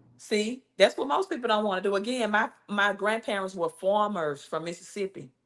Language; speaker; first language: English; native; English